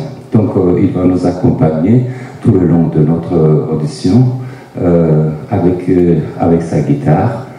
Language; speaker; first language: French; non-native, fluent; Turkish